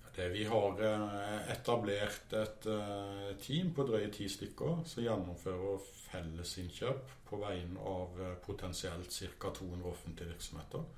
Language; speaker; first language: Norwegian; native; Norwegian